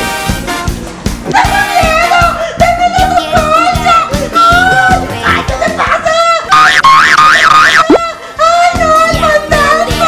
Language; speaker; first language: Spanish; native; Spanish